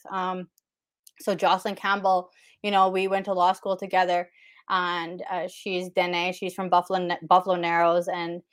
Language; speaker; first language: English; native; English